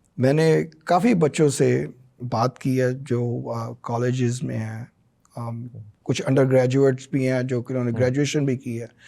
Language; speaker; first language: Urdu; non-native, local second language; Punjabi